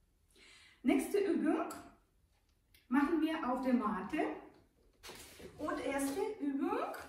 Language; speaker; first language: German; non-native, learner; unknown